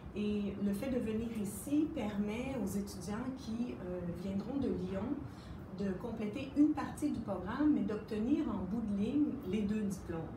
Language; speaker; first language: French; native; French